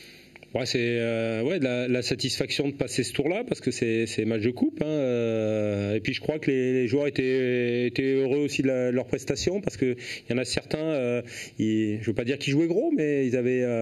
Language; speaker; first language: French; native; French